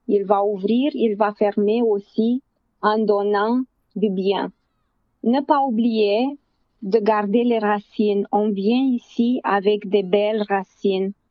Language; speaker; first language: French; non-native, fluent; Romanian